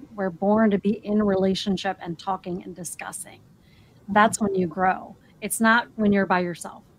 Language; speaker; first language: English; native; English